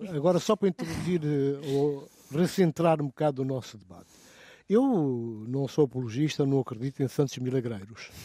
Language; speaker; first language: Portuguese; non-native, local second language; Upper Guinea Crioulo